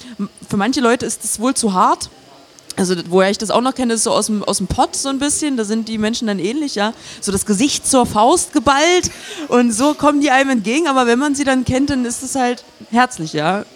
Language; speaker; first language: German; native; German